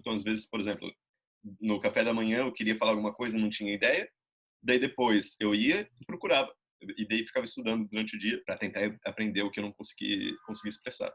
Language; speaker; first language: Portuguese; native; Portuguese